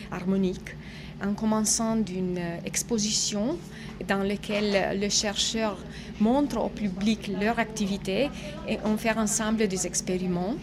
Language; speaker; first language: French; non-native, fluent; Italian